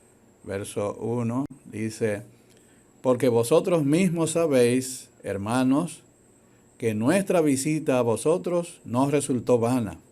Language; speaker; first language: Spanish; native; Spanish